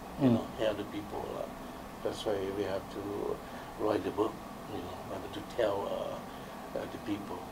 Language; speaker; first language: English; non-native, learner; Lao